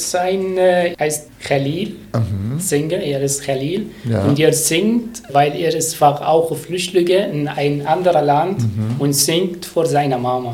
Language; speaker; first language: German; non-native, learner; Arabic